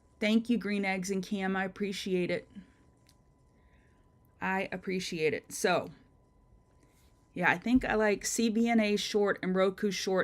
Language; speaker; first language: English; native; English